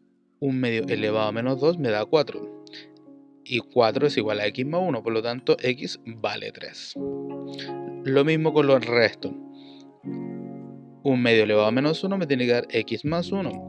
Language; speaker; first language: Spanish; native; Spanish